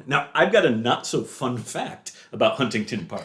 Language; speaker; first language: English; native; English